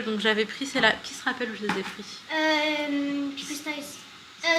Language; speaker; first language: French; native; French